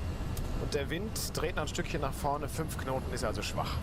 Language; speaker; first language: German; native; German